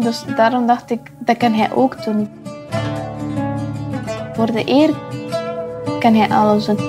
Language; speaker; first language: Dutch; early bilingual, other home language; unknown